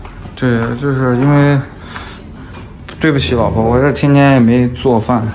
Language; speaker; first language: Chinese; native; Chinese